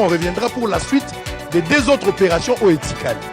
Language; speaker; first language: French; non-native, local second language; Lingala